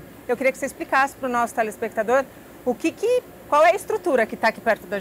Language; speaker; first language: Portuguese; native; Portuguese